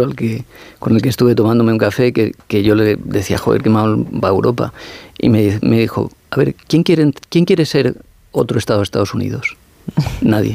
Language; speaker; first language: Spanish; native; Spanish